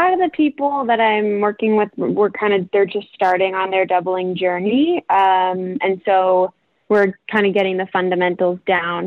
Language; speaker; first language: English; native; English